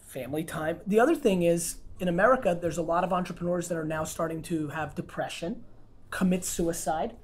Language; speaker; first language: English; non-native, fluent; Russian